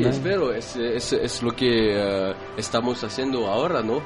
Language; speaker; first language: Spanish; non-native, fluent; French